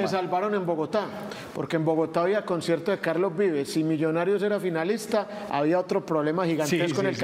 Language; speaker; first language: Spanish; native; Spanish